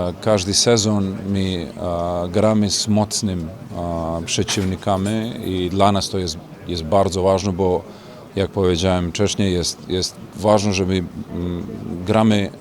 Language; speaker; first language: Polish; non-native, learner; Serbian